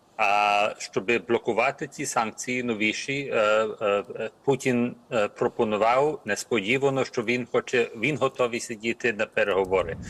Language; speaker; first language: Ukrainian; early bilingual, heritage; Ukrainian